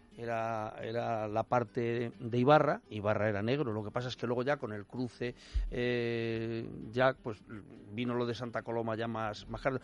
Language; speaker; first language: Spanish; native; Spanish